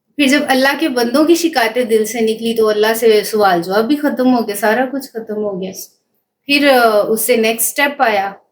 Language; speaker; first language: Urdu; non-native, local second language; Punjabi